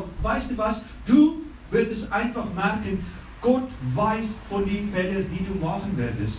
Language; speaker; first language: German; non-native, fluent; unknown